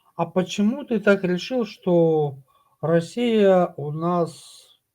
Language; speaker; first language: Russian; native; Russian